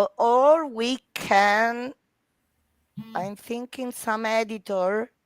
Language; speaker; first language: English; non-native, fluent; Italian